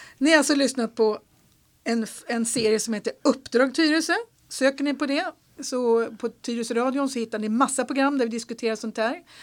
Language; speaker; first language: Swedish; native; Swedish